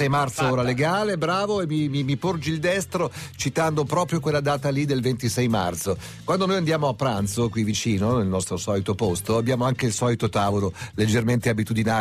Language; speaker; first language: Italian; native; Italian